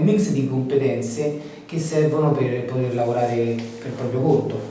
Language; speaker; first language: Italian; native; Italian